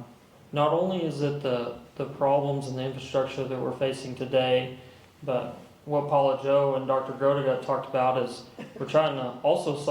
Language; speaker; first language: English; native; English